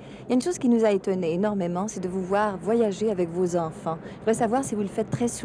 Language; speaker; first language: French; native; French